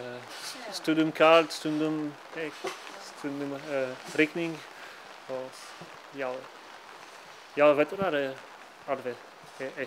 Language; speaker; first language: Icelandic; non-native, learner; Swiss German